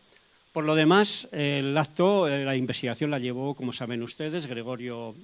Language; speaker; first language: Spanish; native; Spanish